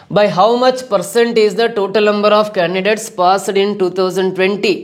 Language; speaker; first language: English; non-native, local second language; Kannada